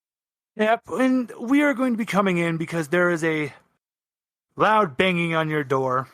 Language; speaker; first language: English; native; English